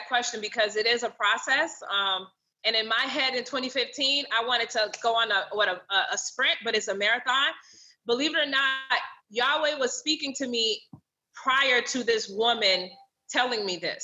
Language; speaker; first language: English; native; English